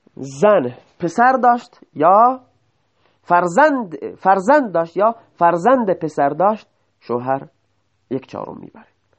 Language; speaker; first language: Persian; native; Persian